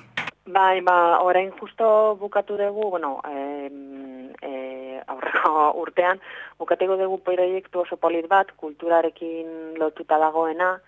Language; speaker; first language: Basque; non-native, local second language; Spanish